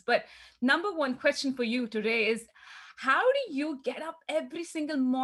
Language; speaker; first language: English; non-native, local second language; Urdu